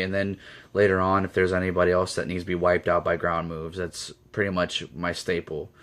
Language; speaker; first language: English; native; English